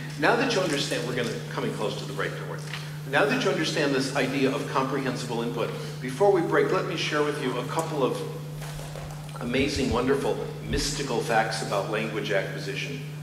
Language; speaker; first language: English; native; English